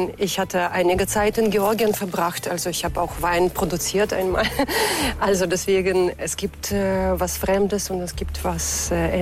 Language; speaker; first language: German; non-native, fluent; Russian